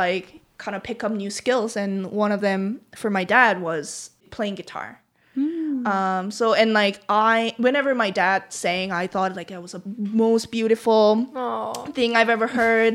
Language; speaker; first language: English; non-native, fluent; Korean